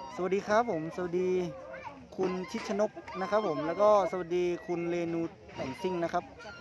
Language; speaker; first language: Thai; non-native, local second language; Lahu